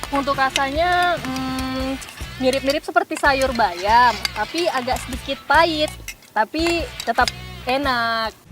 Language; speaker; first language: Indonesian; native; Indonesian